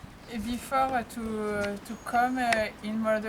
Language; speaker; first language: English; non-native, learner; French